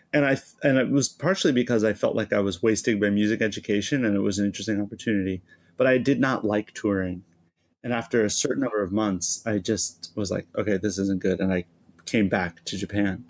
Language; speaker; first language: English; native; English